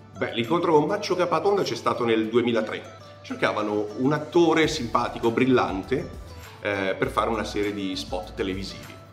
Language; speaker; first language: Italian; native; Italian